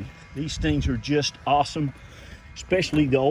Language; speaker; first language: English; native; English